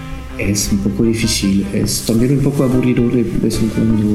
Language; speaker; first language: Spanish; non-native, learner; French